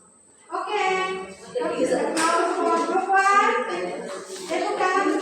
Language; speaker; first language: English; non-native, learner; Indonesian